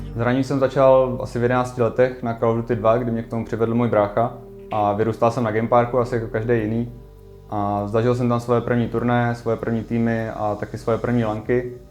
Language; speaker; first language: Czech; native; Czech